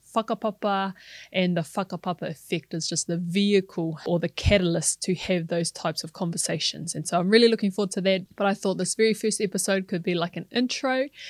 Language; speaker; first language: English; non-native, local second language; Māori